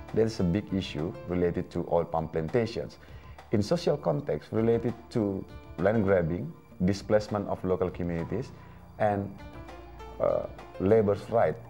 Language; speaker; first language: English; non-native, fluent; Indonesian